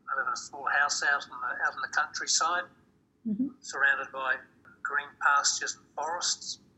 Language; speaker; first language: English; native; English